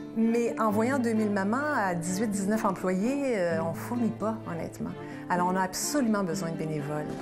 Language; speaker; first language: French; native; French